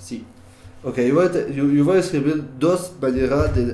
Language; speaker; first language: Spanish; non-native, learner; French